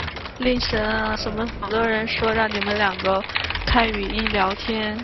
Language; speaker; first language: Chinese; native; Chinese